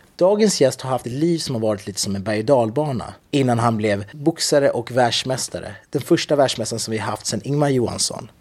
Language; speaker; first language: Swedish; native; Swedish